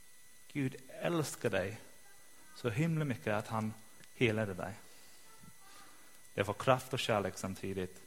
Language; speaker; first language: Swedish; non-native, fluent; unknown